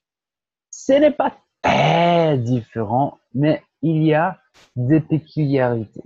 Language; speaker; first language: French; non-native, fluent; Portuguese